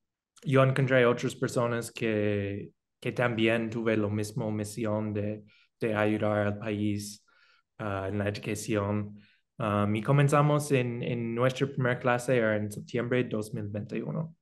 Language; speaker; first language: Spanish; non-native, fluent; English